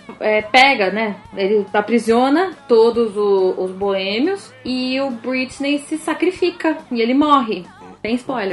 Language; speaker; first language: Portuguese; native; Portuguese